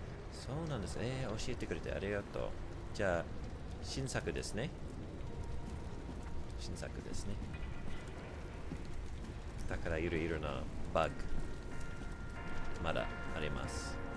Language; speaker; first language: Japanese; non-native, learner; English